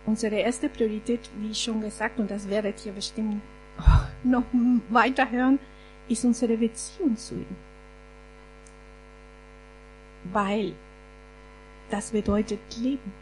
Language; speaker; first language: German; non-native, fluent; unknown